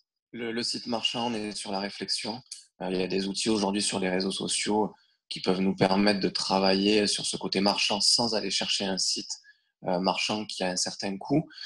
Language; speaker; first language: French; native; French